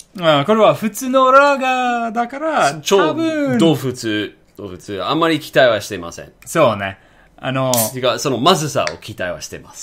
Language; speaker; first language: Japanese; non-native, fluent; English